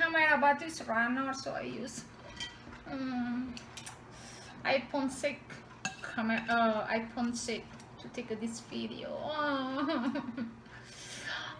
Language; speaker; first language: English; non-native, learner; Indonesian